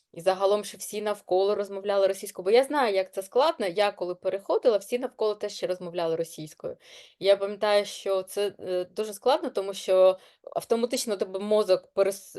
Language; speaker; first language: Ukrainian; non-native, local second language; Russian